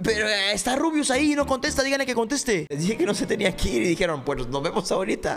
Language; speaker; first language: Spanish; native; Spanish